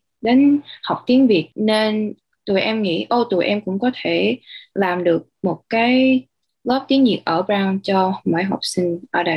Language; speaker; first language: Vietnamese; early bilingual, heritage; Vietnamese